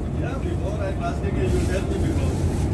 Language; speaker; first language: English; non-native, learner; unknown